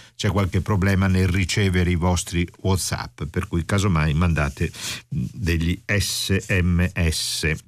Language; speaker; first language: Italian; native; Italian